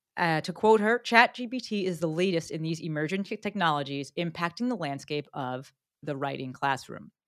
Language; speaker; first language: English; native; English